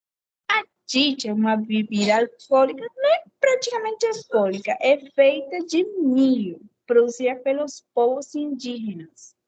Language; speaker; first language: Portuguese; non-native, fluent; Spanish